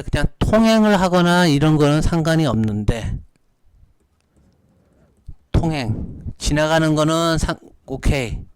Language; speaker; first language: Korean; native; Korean